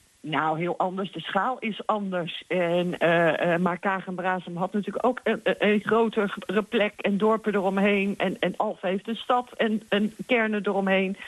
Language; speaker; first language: Dutch; native; Dutch